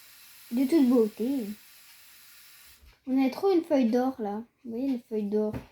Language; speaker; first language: French; native; French